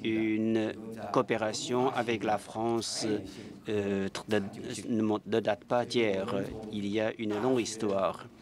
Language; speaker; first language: French; non-native, fluent; Chinese